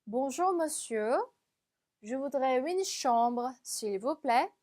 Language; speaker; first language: French; non-native, fluent; Korean